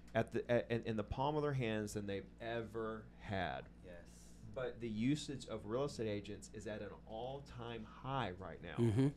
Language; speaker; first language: English; native; English